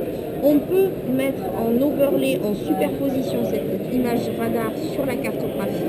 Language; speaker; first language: French; native; French